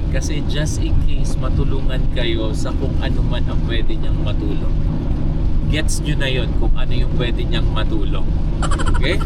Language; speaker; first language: Filipino; non-native, local second language; Hiligaynon